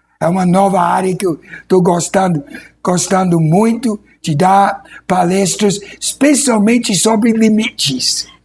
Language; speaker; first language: Portuguese; non-native, fluent; English